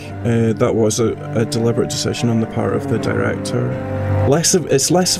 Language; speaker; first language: English; native; English